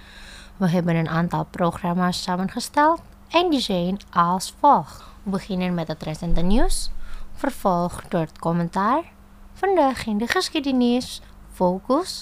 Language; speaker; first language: Dutch; non-native, fluent; Indonesian